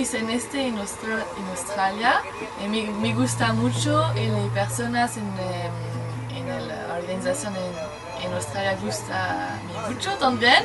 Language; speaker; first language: Spanish; non-native, learner; French